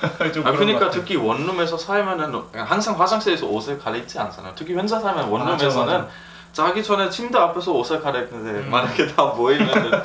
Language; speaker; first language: Korean; non-native, fluent; German